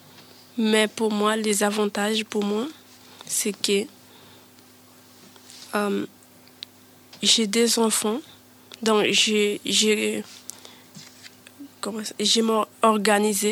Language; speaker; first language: French; non-native, learner; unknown